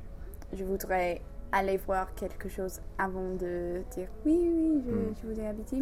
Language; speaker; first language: French; non-native, learner; English